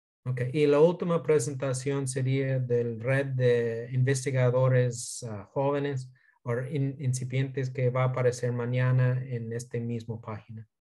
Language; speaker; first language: Spanish; non-native, fluent; English